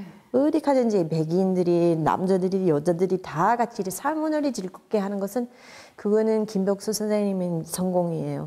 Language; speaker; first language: Korean; non-native, fluent; English